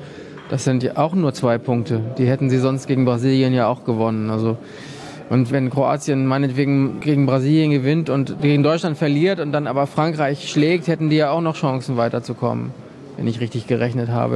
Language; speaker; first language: German; native; German